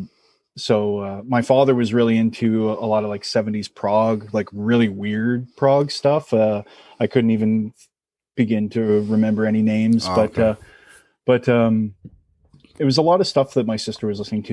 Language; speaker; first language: English; native; English